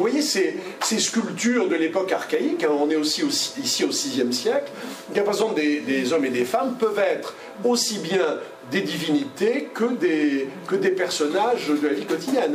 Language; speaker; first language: French; native; French